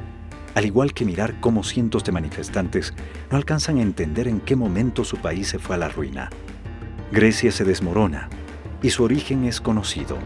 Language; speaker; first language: Spanish; native; Spanish